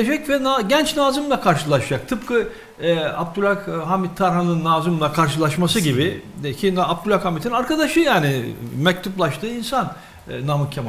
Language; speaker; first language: Turkish; native; Turkish